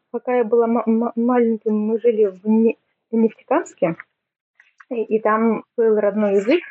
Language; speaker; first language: Russian; native; Russian